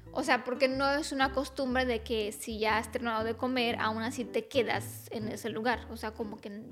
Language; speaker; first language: Spanish; non-native, fluent; Romanian